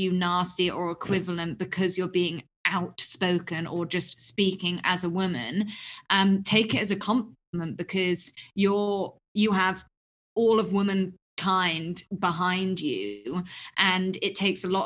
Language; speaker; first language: English; native; English